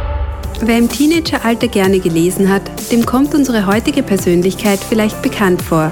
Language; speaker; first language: German; native; German